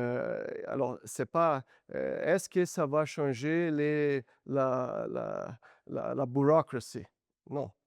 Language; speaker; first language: French; non-native, learner; Portuguese